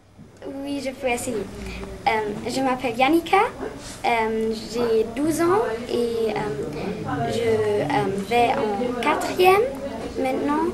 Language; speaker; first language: French; non-native, learner; German